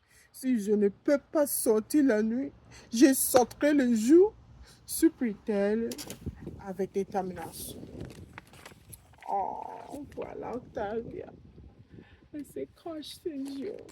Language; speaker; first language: French; non-native, learner; English